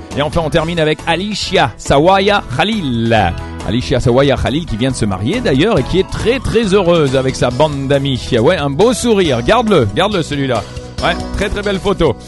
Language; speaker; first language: French; native; French